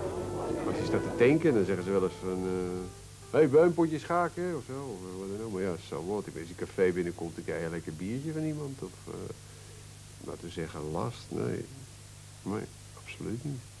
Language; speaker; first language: Dutch; native; Dutch